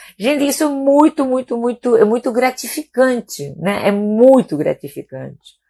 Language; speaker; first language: Portuguese; non-native, fluent; Spanish